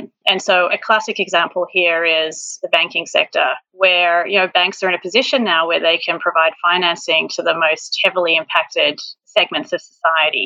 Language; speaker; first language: English; native; English